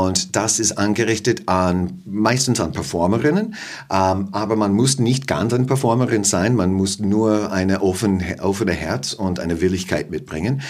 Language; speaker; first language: German; non-native, fluent; English